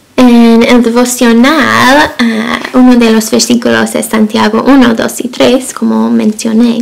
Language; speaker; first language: Spanish; non-native, fluent; English